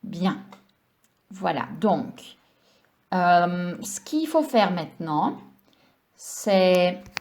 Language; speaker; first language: French; non-native, fluent; Czech